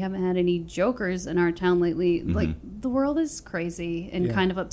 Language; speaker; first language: English; native; English